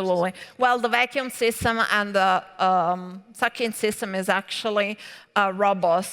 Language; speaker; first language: English; non-native, fluent; Italian